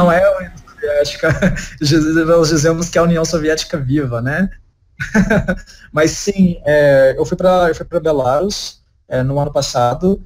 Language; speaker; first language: Portuguese; native; Portuguese